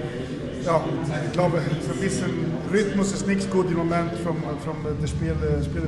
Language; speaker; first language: German; non-native, fluent; Swedish